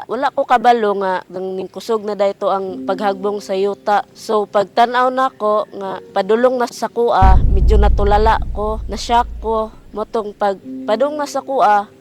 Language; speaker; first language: Cebuano; native; Cebuano